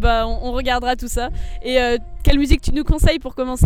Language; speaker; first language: French; native; French